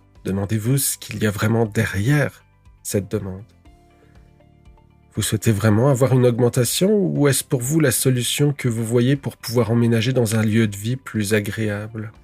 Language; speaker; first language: French; native; French